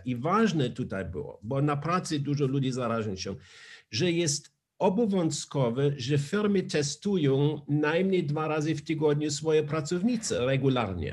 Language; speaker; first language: Polish; non-native, learner; German